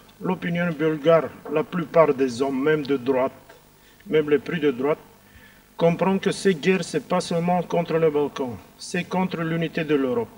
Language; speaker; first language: French; non-native, fluent; Bulgarian